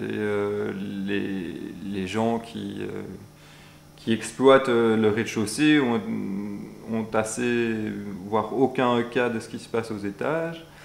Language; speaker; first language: French; native; French